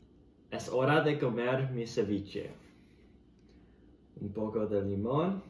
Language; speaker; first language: Spanish; non-native, learner; English